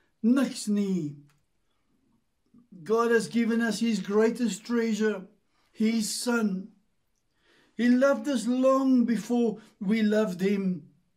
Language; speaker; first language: English; non-native, local second language; Afrikaans